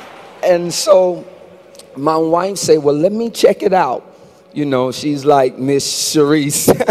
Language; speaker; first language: English; native; English